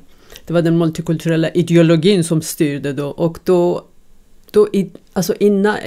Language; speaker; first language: Swedish; non-native, fluent; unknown